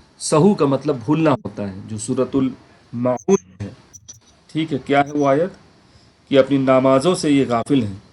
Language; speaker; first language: Urdu; native; Urdu